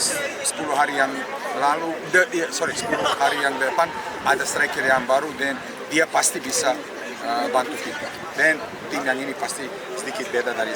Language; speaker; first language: Indonesian; non-native, learner; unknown